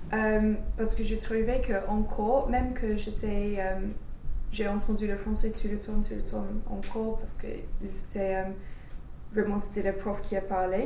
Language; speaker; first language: French; non-native, fluent; English